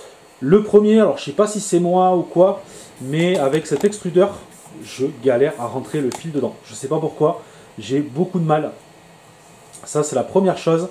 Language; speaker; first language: French; native; French